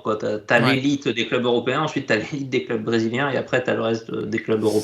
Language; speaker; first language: French; native; French